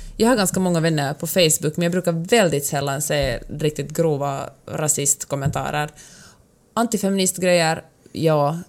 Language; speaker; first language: Swedish; native; Swedish